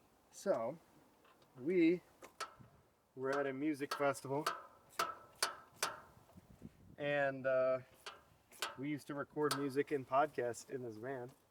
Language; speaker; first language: English; native; English